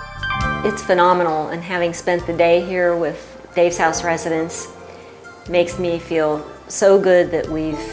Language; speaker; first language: English; native; English